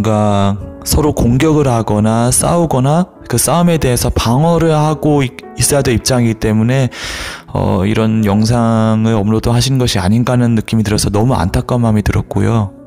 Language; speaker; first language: Korean; native; Korean